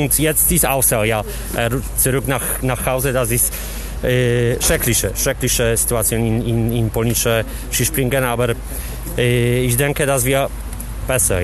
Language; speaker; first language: German; non-native, learner; Polish